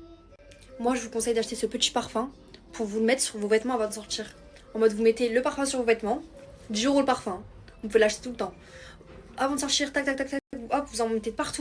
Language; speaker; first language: French; native; French